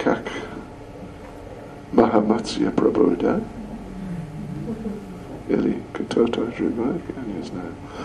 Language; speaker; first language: Russian; non-native, learner; English